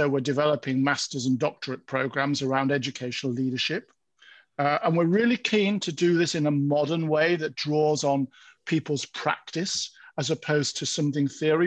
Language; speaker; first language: English; native; English